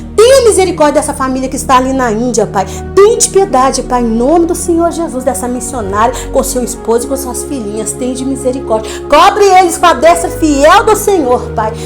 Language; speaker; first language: Portuguese; native; Portuguese